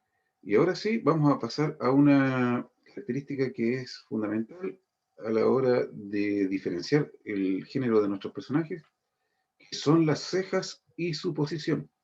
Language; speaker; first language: Spanish; native; Spanish